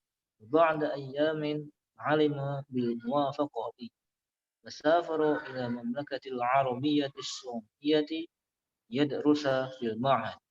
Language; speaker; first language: Arabic; non-native, learner; Indonesian